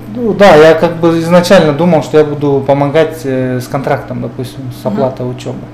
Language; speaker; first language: Russian; non-native, local second language; Kyrgyz